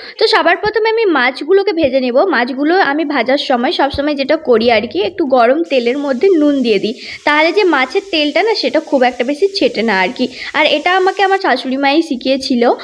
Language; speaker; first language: Bangla; non-native, local second language; Santali